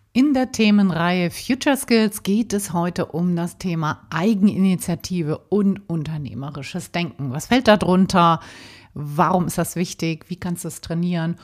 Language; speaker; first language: German; native; German